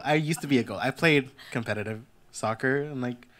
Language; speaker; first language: English; early bilingual, other home language; Spanish